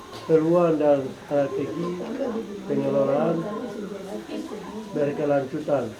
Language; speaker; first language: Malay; non-native, local second language; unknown